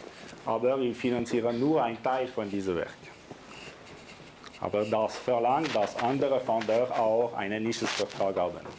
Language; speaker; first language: German; non-native, local second language; French